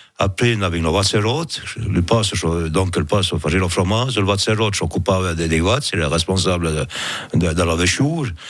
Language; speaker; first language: French; non-native, local second language; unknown